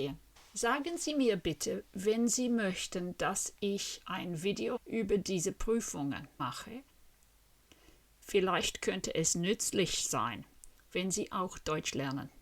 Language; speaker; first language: German; non-native, fluent; English